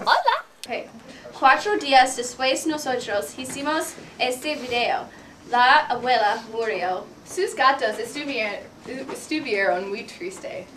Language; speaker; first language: Spanish; non-native, learner; English